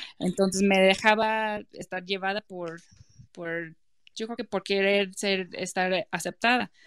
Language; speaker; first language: Spanish; non-native, fluent; English